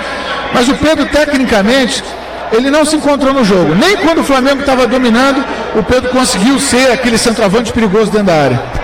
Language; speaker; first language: Portuguese; native; Portuguese